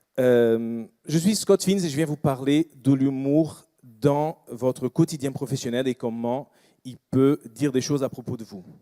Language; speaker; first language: French; non-native, fluent; Portuguese